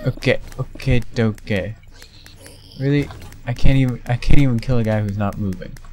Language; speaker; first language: English; native; English